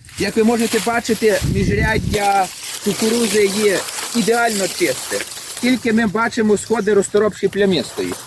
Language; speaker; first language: Ukrainian; native; Ukrainian